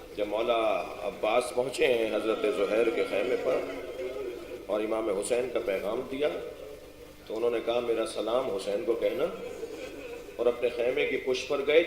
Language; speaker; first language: Urdu; non-native, local second language; Sindhi